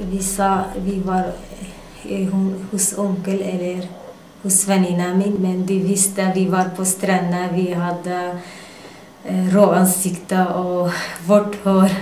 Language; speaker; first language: Norwegian; non-native, learner; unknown